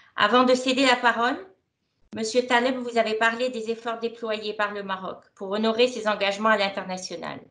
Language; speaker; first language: French; non-native, local second language; Arabic